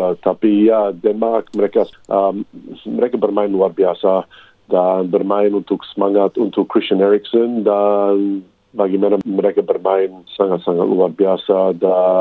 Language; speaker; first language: Indonesian; non-native, fluent; English